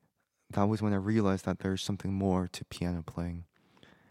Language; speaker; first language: English; non-native, fluent; Korean